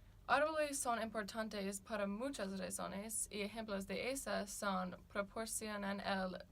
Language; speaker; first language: Spanish; non-native, learner; English